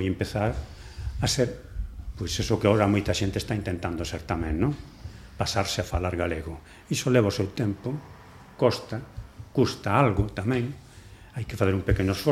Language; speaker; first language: Galician; non-native, local second language; Spanish